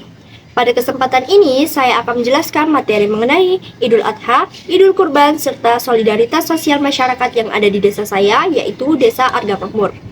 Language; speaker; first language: Indonesian; native; Indonesian